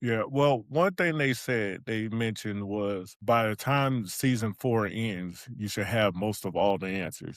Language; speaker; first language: English; native; English